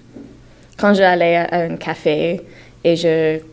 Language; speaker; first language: French; non-native, learner; English